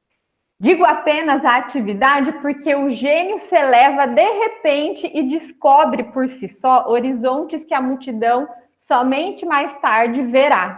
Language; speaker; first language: Portuguese; native; Portuguese